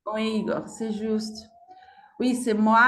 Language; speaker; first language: French; non-native, fluent; Portuguese